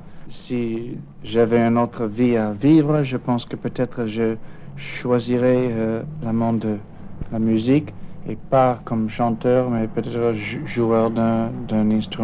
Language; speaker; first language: French; non-native, fluent; English